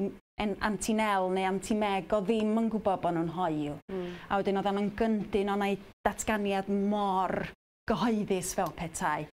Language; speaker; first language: Welsh; native; Welsh